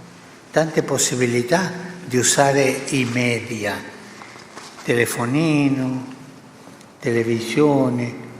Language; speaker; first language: Italian; non-native, fluent; Spanish